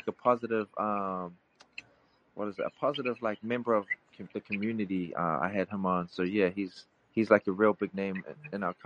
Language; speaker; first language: English; native; English